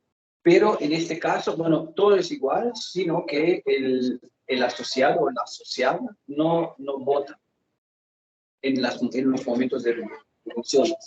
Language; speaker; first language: Spanish; non-native, fluent; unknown